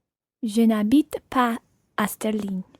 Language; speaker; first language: French; non-native, learner; English